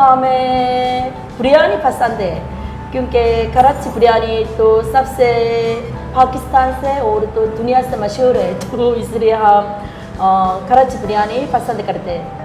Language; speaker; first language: Hindi; non-native, learner; Korean